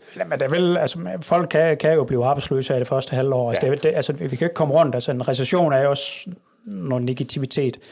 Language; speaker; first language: Danish; native; Danish